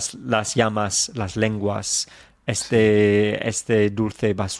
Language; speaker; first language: Spanish; non-native, fluent; English